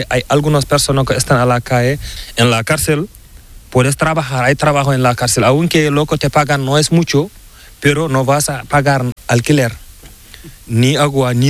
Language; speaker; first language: Spanish; non-native, learner; Fula